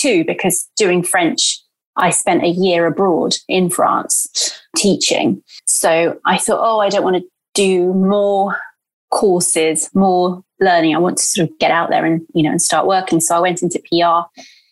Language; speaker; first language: English; early bilingual, other home language; Portuguese